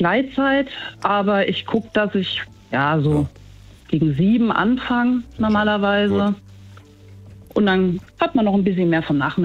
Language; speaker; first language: German; native; German